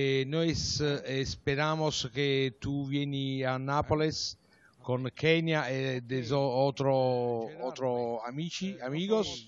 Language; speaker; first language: Spanish; non-native, learner; Italian